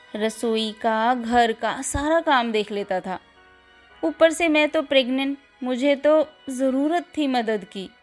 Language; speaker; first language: Hindi; native; Hindi